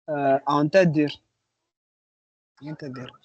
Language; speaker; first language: Arabic; non-native, learner; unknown